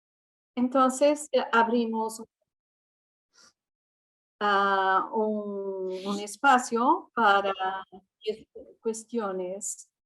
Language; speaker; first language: Spanish; non-native, fluent; Italian